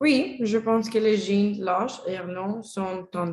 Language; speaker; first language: French; non-native, learner; Spanish